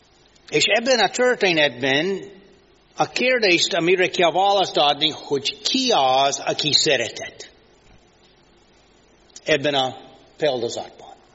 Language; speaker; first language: Hungarian; non-native, fluent; English